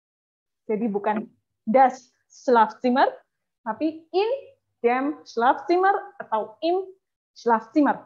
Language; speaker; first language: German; non-native, fluent; Indonesian